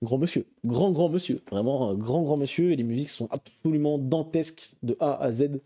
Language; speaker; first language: French; native; French